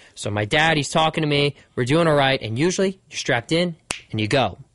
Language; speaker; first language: English; native; English